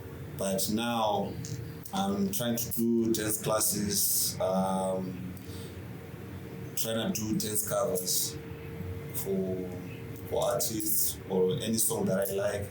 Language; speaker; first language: English; non-native, local second language; Shona